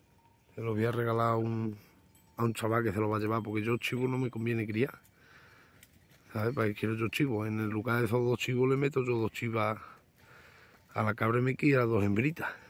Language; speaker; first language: Spanish; native; Spanish